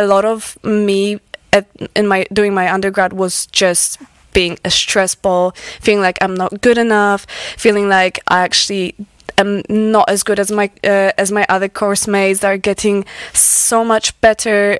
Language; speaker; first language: English; non-native, fluent; Polish